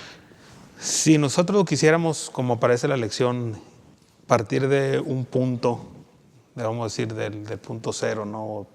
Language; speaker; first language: Spanish; native; Spanish